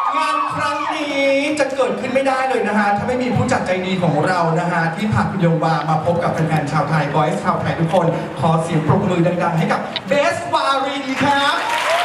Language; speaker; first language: Thai; native; Thai